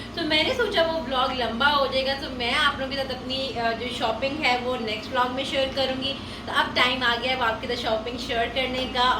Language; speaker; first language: Urdu; native; Urdu